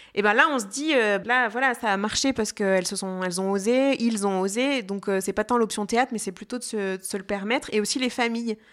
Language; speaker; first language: French; native; French